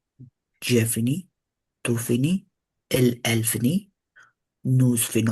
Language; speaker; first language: French; non-native, learner; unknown